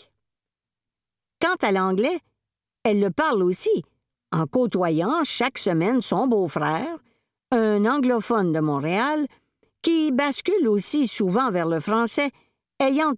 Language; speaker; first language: French; native; French